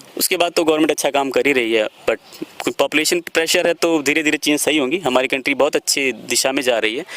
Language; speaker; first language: Hindi; native; Hindi